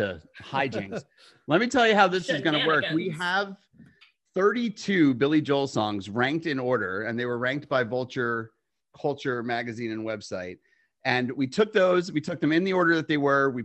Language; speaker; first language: English; native; English